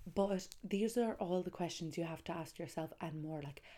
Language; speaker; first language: English; native; English